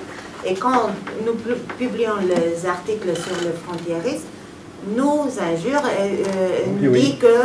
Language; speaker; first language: French; non-native, fluent; Romanian